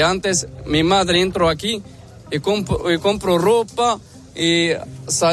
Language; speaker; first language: Spanish; non-native, learner; Arabic